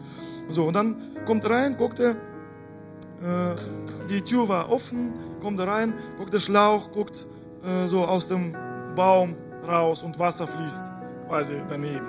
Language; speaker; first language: German; non-native, fluent; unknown